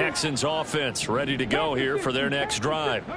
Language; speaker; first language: English; native; English